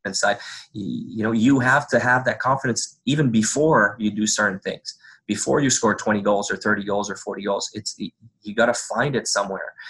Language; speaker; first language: English; non-native, fluent; French